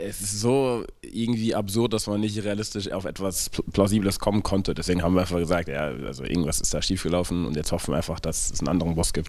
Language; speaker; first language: German; native; German